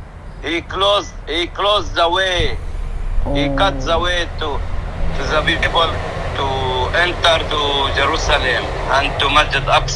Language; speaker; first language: English; non-native, learner; Arabic